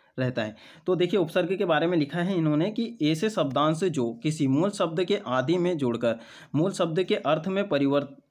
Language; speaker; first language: Hindi; native; Hindi